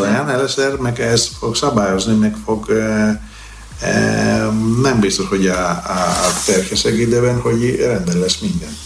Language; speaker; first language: Hungarian; non-native, fluent; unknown